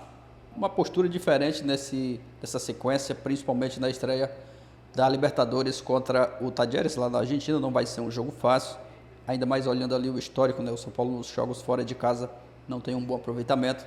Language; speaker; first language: Portuguese; native; Portuguese